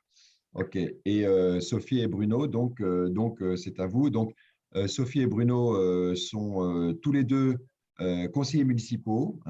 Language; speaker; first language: French; native; French